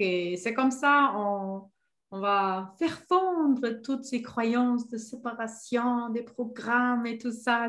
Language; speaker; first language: French; non-native, fluent; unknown